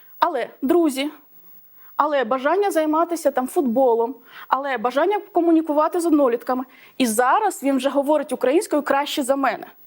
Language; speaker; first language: Ukrainian; non-native, local second language; Russian